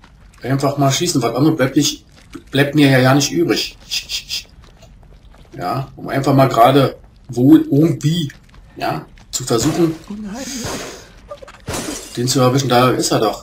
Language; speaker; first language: German; native; German